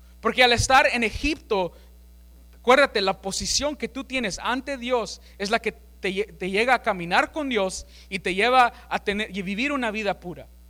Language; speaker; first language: Spanish; early bilingual, heritage; Spanish